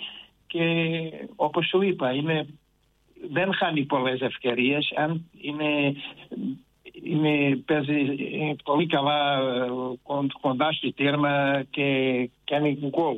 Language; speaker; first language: Greek; non-native, fluent; Portuguese